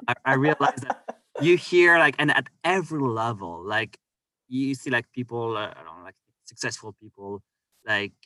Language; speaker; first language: English; non-native, fluent; French